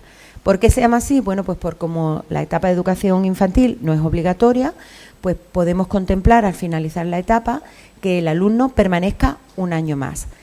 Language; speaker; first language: Spanish; native; Spanish